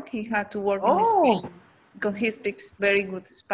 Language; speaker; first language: English; non-native, learner; Spanish